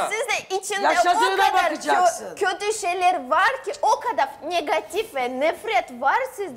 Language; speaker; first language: Turkish; non-native, learner; Russian